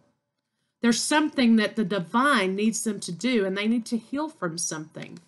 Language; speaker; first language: English; native; English